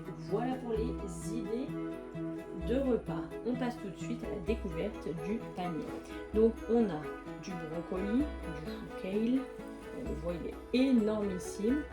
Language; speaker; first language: French; native; French